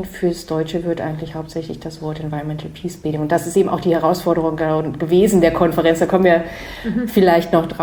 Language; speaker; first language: German; native; German